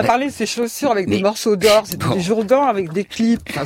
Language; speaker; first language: French; native; French